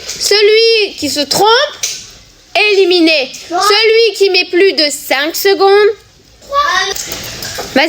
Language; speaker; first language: French; native; French